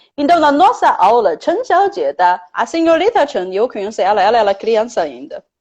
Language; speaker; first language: Portuguese; non-native, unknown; Chinese